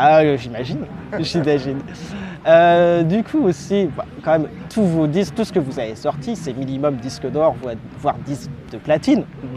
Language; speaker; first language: French; native; French